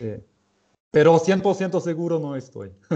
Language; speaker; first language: Spanish; non-native, fluent; German